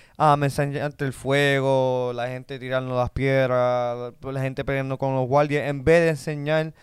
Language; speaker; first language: Spanish; early bilingual, other home language; English